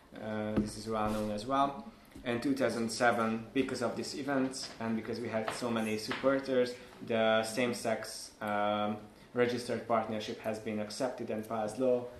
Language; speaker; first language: English; non-native, fluent; Hungarian